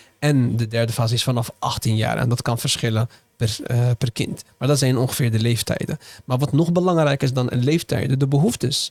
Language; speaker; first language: Dutch; early bilingual, other home language; Arabic